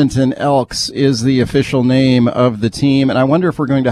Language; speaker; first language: English; native; English